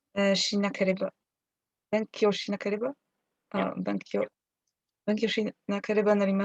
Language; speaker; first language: Japanese; non-native, learner; English